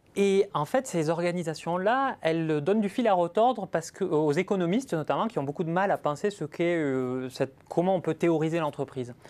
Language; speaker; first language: French; native; French